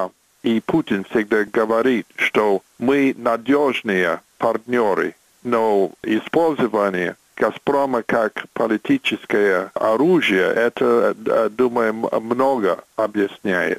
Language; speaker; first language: Russian; non-native, fluent; English